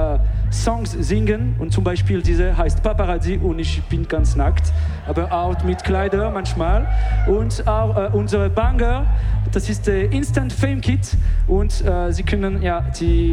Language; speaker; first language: German; non-native, learner; French